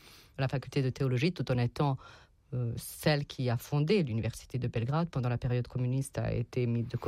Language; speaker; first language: French; non-native, fluent; Serbian